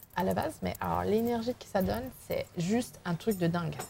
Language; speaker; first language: French; non-native, fluent; Spanish